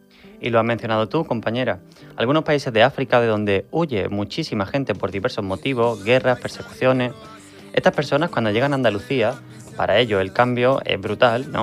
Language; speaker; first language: Spanish; native; Spanish